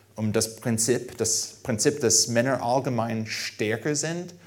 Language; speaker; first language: German; non-native, fluent; English